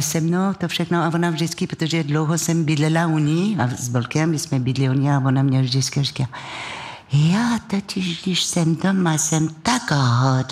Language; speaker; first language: Czech; non-native, fluent; French